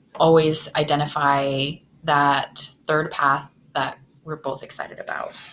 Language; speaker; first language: English; native; English